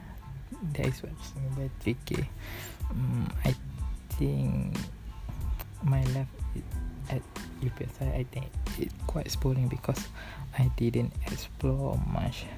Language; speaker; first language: English; non-native, learner; Malay